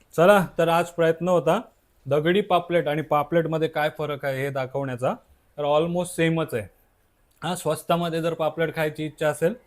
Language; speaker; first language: Marathi; native; Marathi